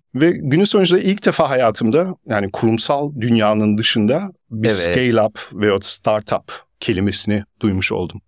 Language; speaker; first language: Turkish; early bilingual, heritage; Turkish